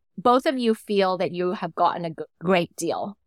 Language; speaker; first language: English; non-native, fluent; Thai